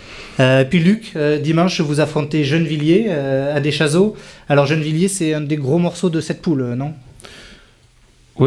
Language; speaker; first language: French; native; French